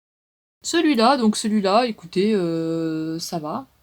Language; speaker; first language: French; native; French